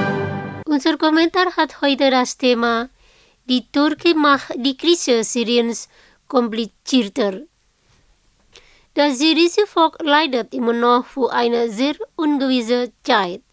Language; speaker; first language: German; non-native, fluent; Indonesian